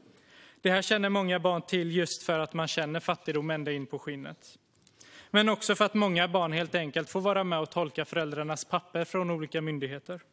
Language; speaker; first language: Swedish; native; Swedish